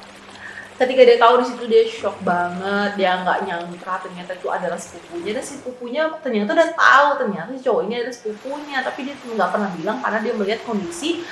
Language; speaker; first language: Indonesian; native; Indonesian